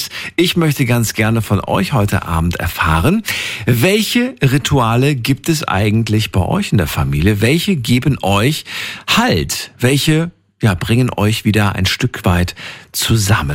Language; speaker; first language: German; native; German